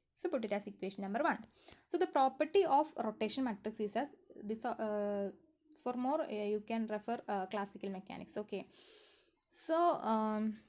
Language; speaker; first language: English; non-native, local second language; Malayalam